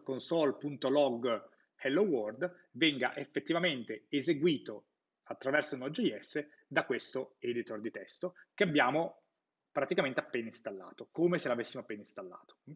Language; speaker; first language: Italian; native; Italian